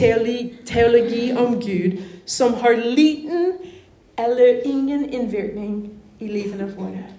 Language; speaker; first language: Norwegian; non-native, fluent; English